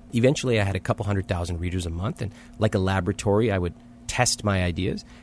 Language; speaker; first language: English; early bilingual, other home language; Hindi